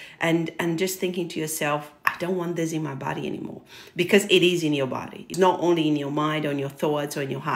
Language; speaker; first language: English; non-native, fluent; Portuguese